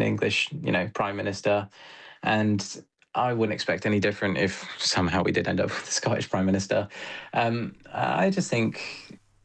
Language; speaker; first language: English; native; English